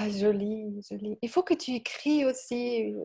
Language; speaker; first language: French; non-native, learner; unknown